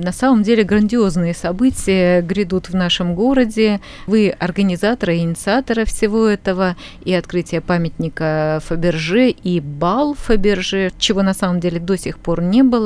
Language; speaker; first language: Russian; native; Russian